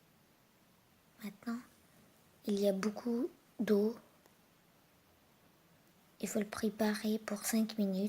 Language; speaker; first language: French; non-native, learner; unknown